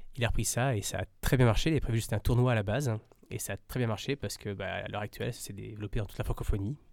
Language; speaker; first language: French; native; French